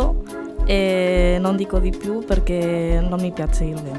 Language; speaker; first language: Italian; non-native, learner; Spanish